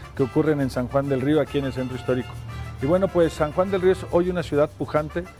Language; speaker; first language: Spanish; native; Spanish